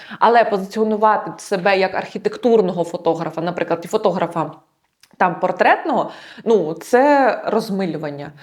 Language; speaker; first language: Ukrainian; non-native, local second language; Russian